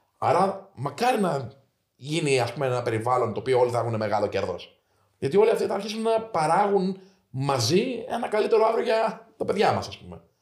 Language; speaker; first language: Greek; native; Greek